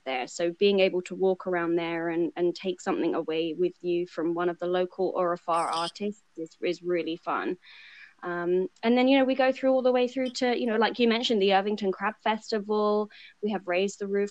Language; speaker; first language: English; native; English